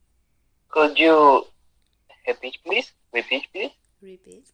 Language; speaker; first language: English; non-native, learner; Portuguese